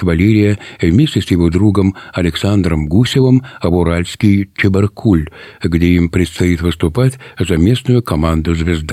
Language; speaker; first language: Russian; native; Russian